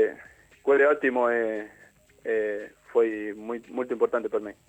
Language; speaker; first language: Italian; non-native, learner; Spanish